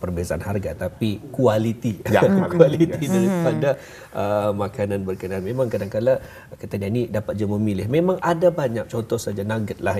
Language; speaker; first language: Malay; native; Malay